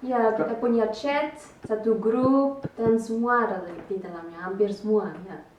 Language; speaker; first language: Indonesian; early bilingual, heritage; Indonesian